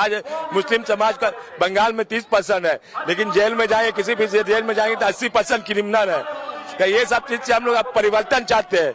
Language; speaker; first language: Hindi; native; Hindi